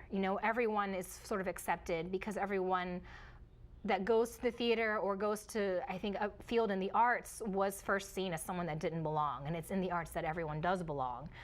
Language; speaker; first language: English; early bilingual, other home language; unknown